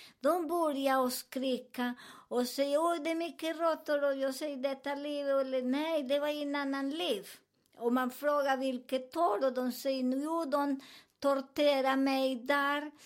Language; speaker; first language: Swedish; non-native, learner; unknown